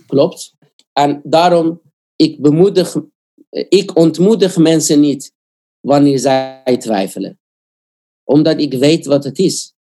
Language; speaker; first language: Dutch; non-native, fluent; Korean